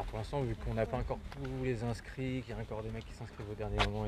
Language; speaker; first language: French; native; French